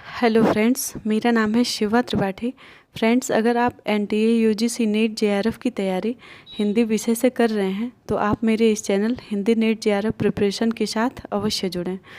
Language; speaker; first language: Hindi; native; Hindi